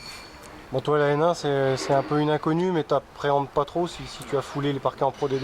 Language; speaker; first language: French; native; French